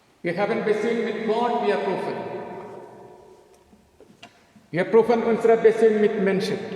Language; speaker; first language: German; non-native, learner; Malayalam